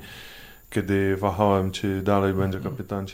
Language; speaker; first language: Polish; non-native, fluent; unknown